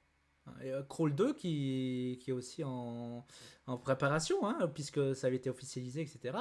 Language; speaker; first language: French; native; French